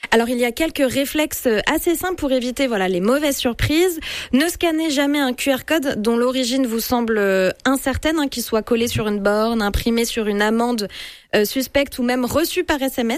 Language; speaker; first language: French; native; French